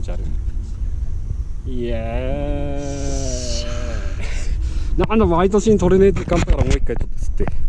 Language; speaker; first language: Japanese; native; Japanese